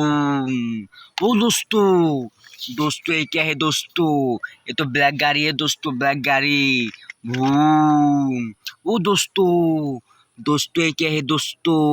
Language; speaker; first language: Hindi; native; Hindi